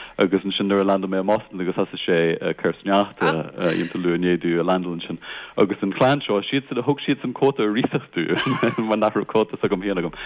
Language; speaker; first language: Irish; non-native, local second language; English